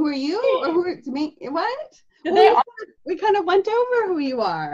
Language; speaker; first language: English; native; English